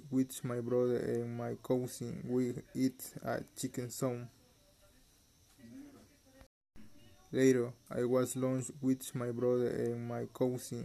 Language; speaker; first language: English; non-native, learner; Spanish